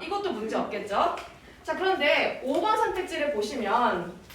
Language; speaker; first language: Korean; native; Korean